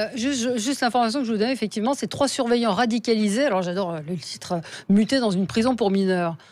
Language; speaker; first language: French; native; French